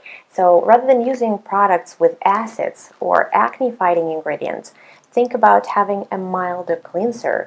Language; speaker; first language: English; non-native, fluent; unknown